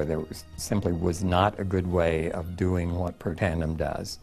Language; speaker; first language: English; native; English